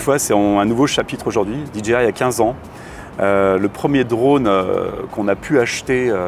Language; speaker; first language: French; native; French